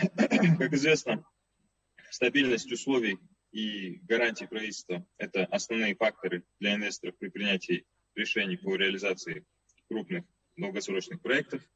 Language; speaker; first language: Russian; native; Russian